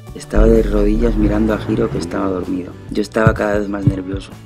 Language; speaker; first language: Spanish; native; Spanish